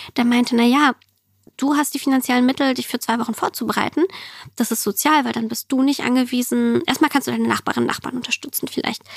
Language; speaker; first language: German; early bilingual, other home language; Russian